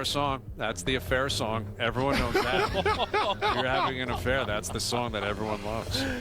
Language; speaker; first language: English; native; English